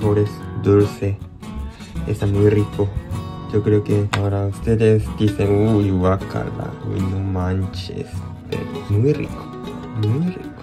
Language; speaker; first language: Spanish; non-native, learner; Japanese